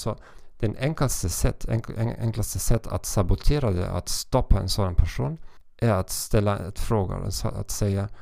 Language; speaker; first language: Swedish; non-native, learner; German